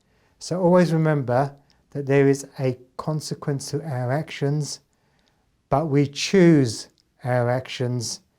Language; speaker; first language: English; native; English